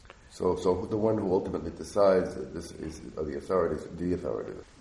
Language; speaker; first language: English; native; English